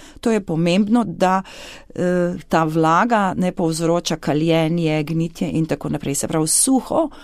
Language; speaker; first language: Slovenian; native; Slovenian